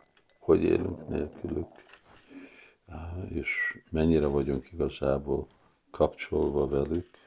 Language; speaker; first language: Hungarian; early bilingual, heritage; Hungarian